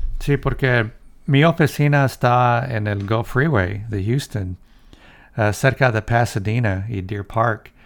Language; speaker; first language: Spanish; early bilingual, heritage; Spanish